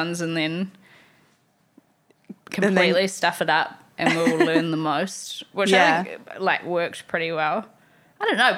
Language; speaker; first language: English; native; English